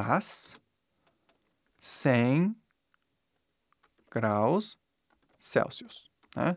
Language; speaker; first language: Portuguese; non-native, fluent; English